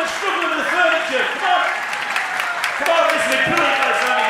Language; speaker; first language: English; native; English